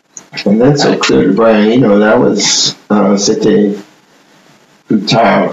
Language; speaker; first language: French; non-native, fluent; English